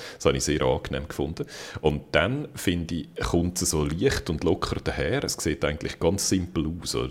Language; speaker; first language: German; native; German